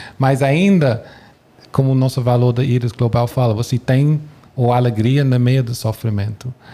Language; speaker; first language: Portuguese; non-native, fluent; English